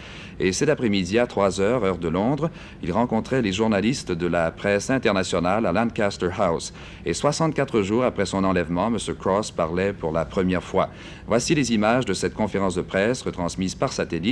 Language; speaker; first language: French; native; French